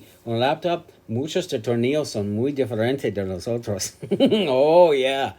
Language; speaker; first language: Spanish; non-native, learner; English